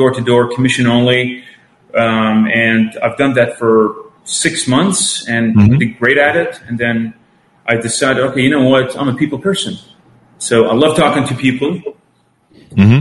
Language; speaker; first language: English; non-native, fluent; Arabic